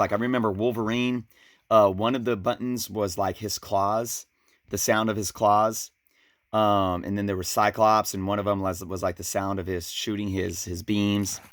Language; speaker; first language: English; native; English